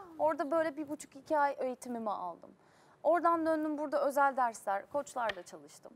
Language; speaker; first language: Turkish; native; Turkish